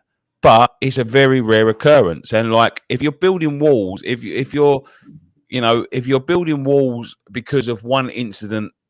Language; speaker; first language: English; native; English